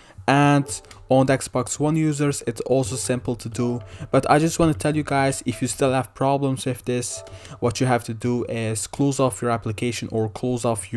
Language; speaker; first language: English; non-native, fluent; Dutch